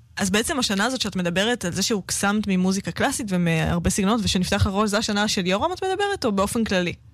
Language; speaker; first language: Hebrew; native; Hebrew